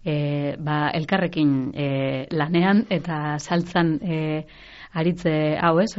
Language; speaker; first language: Basque; native; Basque